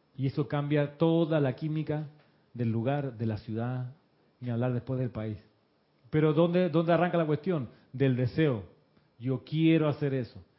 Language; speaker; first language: Spanish; early bilingual, other home language; Russian